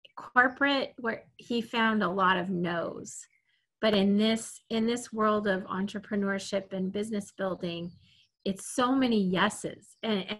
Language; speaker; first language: English; native; English